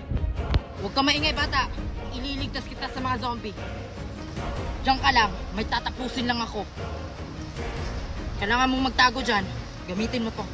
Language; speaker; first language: Filipino; native; Filipino